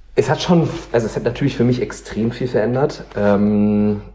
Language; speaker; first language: German; native; German